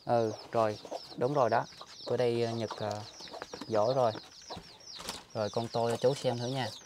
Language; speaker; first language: Vietnamese; native; Vietnamese